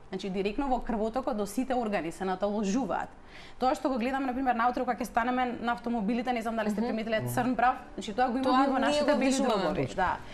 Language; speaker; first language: Macedonian; native; Macedonian